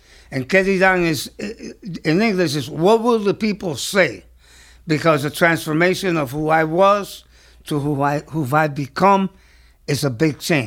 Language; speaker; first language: English; early bilingual, other home language; Spanish